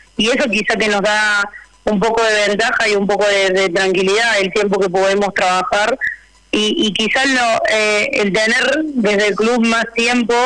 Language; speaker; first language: Spanish; native; Spanish